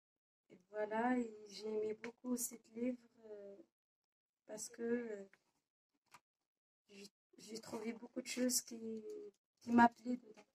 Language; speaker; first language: French; non-native, learner; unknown